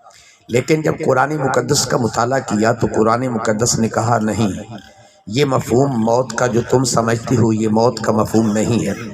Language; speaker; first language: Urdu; non-native, local second language; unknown